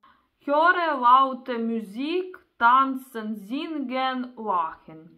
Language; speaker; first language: German; non-native, learner; Russian